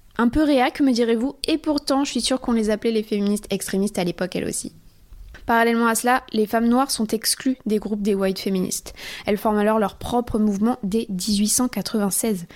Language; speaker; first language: French; native; French